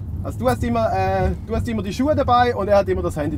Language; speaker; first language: German; native; German